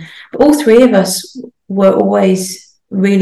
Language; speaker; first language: English; native; English